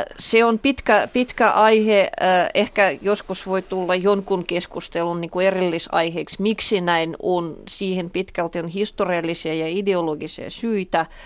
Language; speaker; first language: Finnish; non-native, fluent; Russian